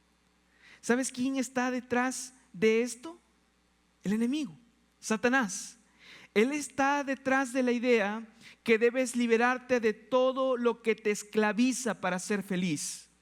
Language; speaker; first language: Spanish; native; Spanish